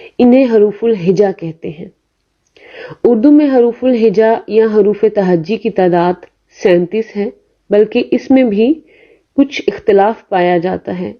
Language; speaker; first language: Urdu; native; Urdu